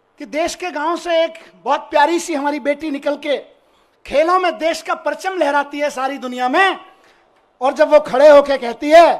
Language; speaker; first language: Hindi; native; Hindi